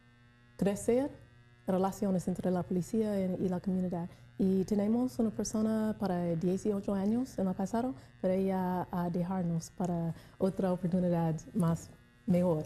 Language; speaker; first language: Spanish; non-native, learner; English